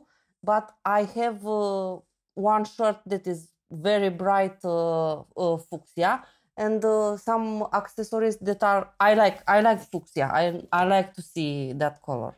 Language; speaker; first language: English; non-native, fluent; Romanian